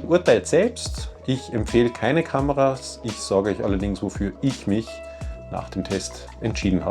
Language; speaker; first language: German; native; German